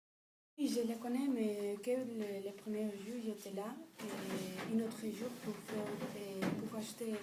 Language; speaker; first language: French; non-native, fluent; Spanish